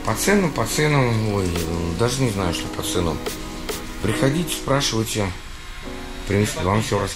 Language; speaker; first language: Russian; native; Russian